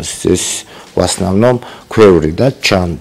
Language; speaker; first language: Russian; non-native, local second language; Georgian